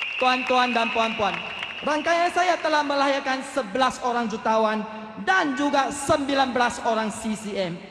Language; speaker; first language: Malay; non-native, local second language; Chinese